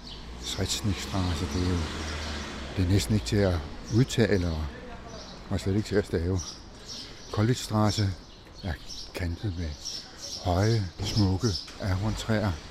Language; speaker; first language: Danish; native; Danish